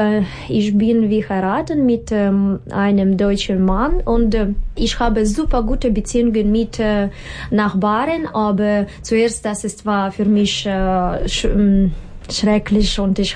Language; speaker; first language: German; non-native, learner; Russian